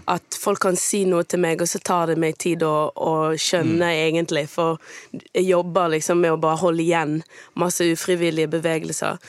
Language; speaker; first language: Norwegian; early bilingual, other home language; Portuguese